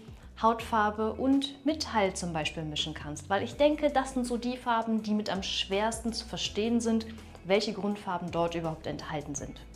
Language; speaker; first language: German; native; German